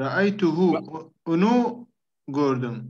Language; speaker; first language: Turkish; non-native, fluent; Arabic